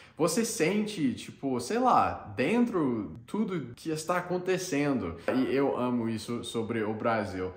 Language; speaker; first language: Portuguese; non-native, fluent; English